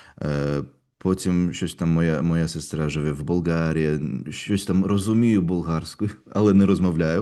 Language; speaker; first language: Ukrainian; non-native, fluent; Russian